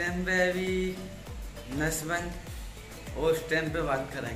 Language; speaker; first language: Hindi; non-native, local second language; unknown